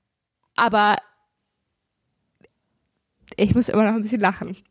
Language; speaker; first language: German; native; German